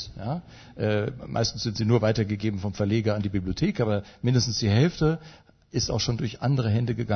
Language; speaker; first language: German; native; German